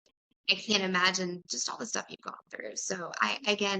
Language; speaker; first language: English; native; English